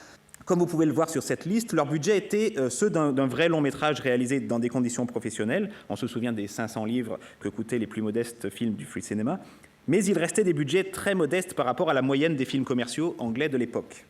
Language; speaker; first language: French; native; French